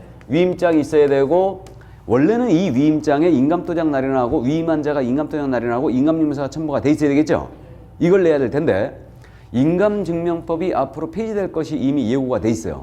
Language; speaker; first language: Korean; native; Korean